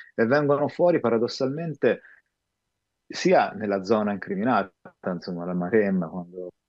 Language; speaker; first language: Italian; native; Italian